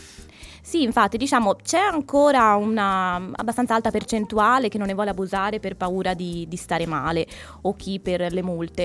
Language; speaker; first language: Italian; native; Italian